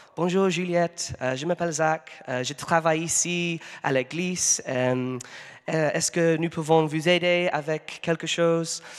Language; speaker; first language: French; non-native, learner; English